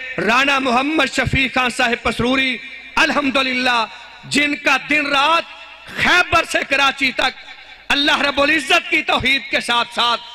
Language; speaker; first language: Urdu; non-native, local second language; Punjabi